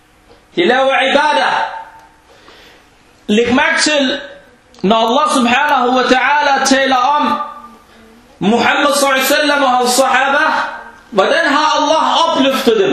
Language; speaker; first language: Danish; non-native, fluent; Arabic